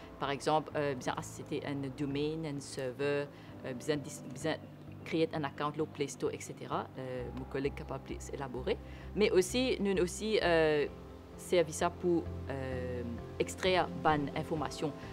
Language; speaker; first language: French; non-native, local second language; Morisyen